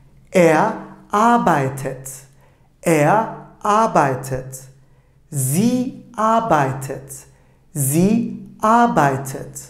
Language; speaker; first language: German; non-native, fluent; Turkish